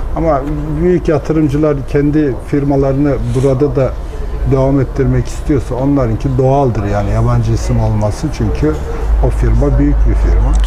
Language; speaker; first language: Turkish; native; Turkish